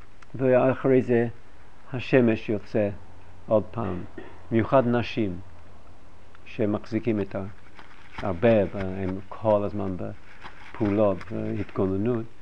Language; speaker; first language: Hebrew; non-native, fluent; English